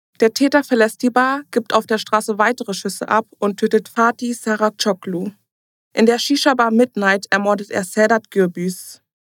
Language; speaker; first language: German; early bilingual, other home language; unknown